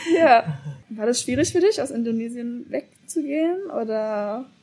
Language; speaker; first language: German; native; German